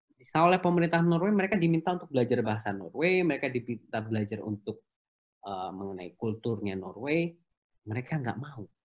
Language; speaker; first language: Indonesian; native; Indonesian